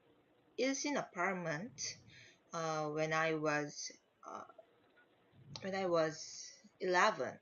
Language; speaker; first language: English; non-native, learner; Korean